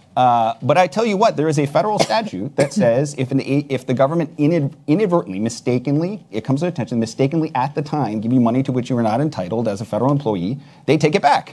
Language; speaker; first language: English; native; English